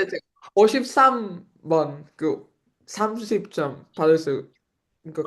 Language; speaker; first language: Korean; non-native, fluent; Spanish